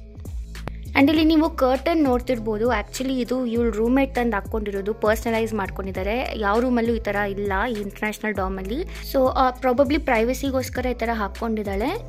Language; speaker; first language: Kannada; non-native, local second language; Telugu